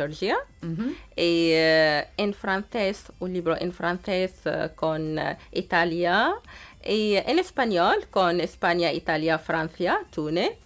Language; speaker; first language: Spanish; non-native, fluent; Arabic